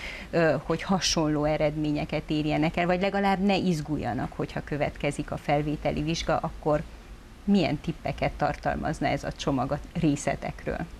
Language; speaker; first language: Hungarian; native; Hungarian